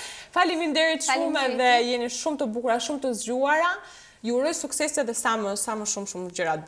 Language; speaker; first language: Albanian; native; Albanian